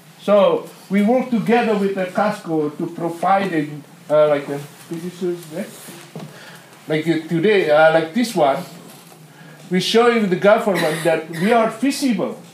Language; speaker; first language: English; non-native, learner; Indonesian